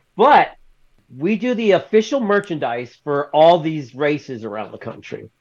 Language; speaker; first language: English; native; English